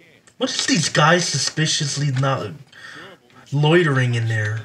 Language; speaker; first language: English; native; English